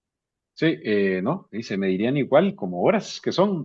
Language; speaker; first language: Spanish; native; Spanish